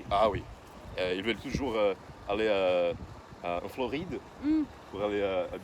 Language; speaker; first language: French; non-native, fluent; Portuguese